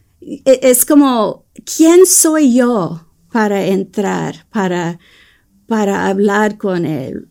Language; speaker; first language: Spanish; early bilingual, heritage; English